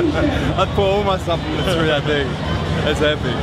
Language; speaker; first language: English; native; English